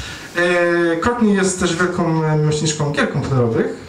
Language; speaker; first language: Polish; native; Polish